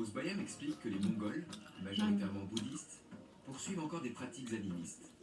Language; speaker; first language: French; native; French